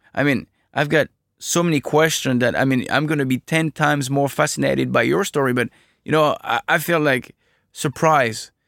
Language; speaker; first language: English; non-native, fluent; French